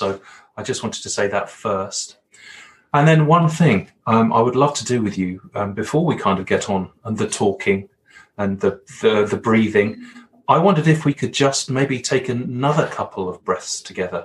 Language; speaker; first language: English; native; English